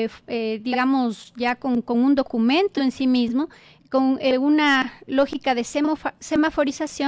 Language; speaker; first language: Spanish; native; Spanish